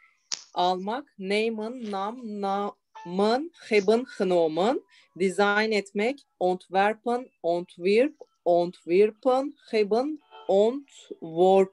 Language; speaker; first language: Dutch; non-native, learner; Turkish